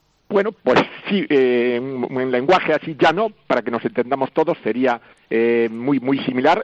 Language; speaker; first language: Spanish; native; Spanish